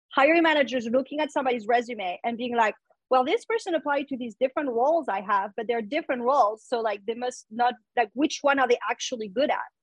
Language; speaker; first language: English; non-native, fluent; French